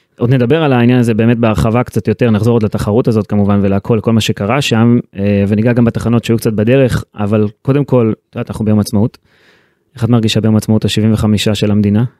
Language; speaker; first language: Hebrew; native; Hebrew